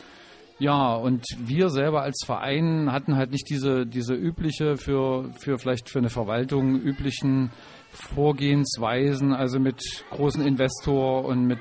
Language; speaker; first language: German; native; German